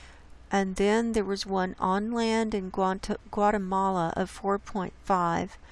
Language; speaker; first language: English; native; English